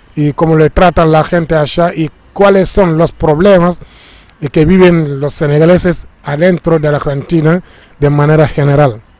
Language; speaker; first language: Spanish; non-native, fluent; Wolof